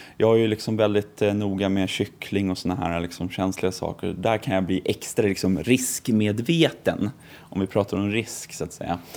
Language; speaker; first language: Swedish; native; Swedish